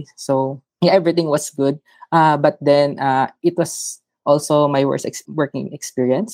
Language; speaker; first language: English; non-native, local second language; Filipino